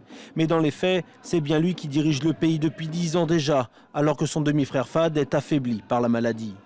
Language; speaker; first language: French; native; French